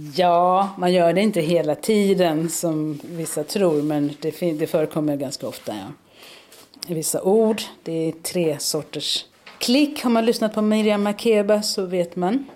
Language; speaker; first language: Swedish; early bilingual, other home language; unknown